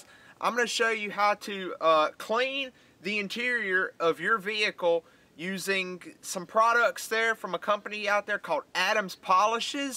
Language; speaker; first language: English; native; English